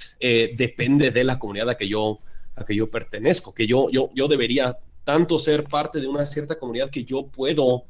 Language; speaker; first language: Spanish; early bilingual, other home language; English